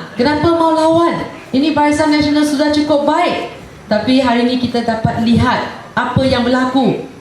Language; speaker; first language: Malay; non-native, local second language; Chinese